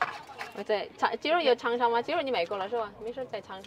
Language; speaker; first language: Chinese; non-native, fluent; Indonesian